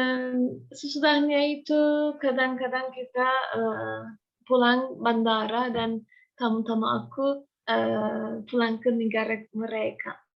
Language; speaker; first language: Indonesian; non-native, learner; Turkish